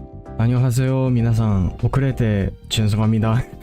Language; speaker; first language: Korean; non-native, learner; English